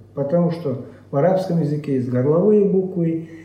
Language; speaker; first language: Russian; non-native, local second language; Chechen